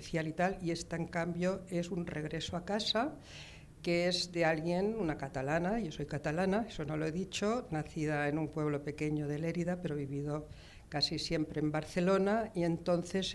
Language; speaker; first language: Spanish; native; Spanish